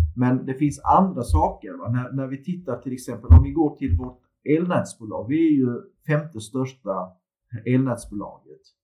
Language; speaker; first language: Swedish; early bilingual, other home language; Turkish